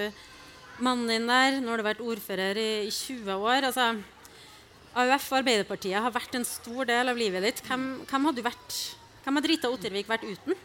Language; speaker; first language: Norwegian; native; Norwegian